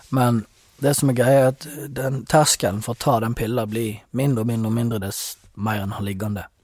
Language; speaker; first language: Norwegian; native; Norwegian